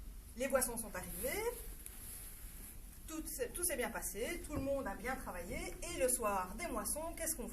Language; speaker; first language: French; native; French